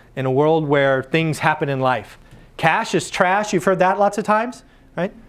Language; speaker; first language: English; native; English